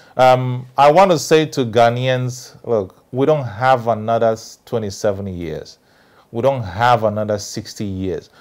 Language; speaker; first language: English; non-native, local second language; Ewe